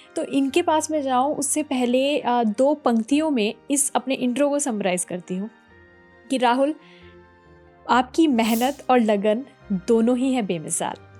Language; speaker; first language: Hindi; native; Hindi